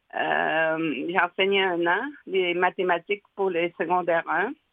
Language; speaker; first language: French; native; French